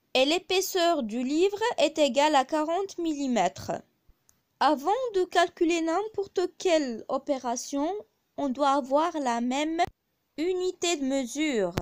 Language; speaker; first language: French; non-native, local second language; Arabic